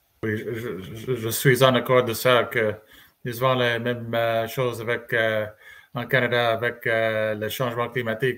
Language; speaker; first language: French; non-native, learner; English